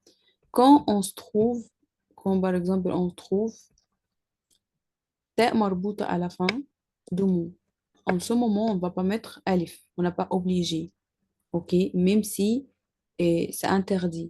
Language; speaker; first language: French; non-native, learner; Arabic